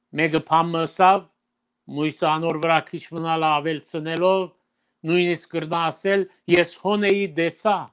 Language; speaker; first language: Armenian; early bilingual, heritage; Armenian